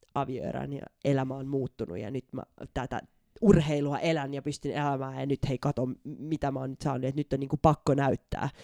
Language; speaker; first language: Finnish; native; Finnish